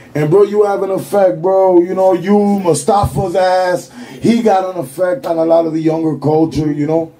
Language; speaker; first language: English; native; English